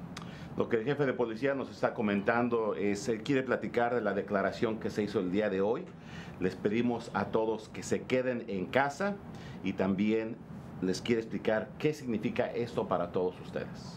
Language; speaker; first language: Spanish; native; Spanish